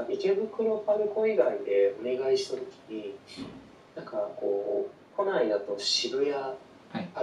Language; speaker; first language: Japanese; native; Japanese